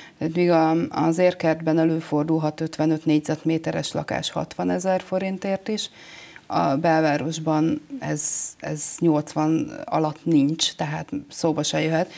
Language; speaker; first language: Hungarian; native; Hungarian